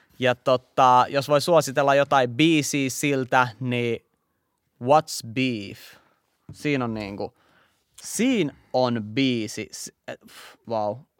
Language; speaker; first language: Finnish; native; Finnish